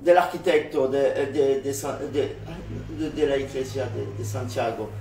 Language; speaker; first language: Spanish; non-native, learner; French